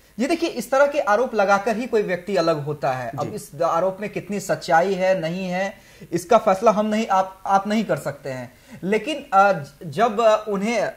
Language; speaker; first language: Hindi; native; Hindi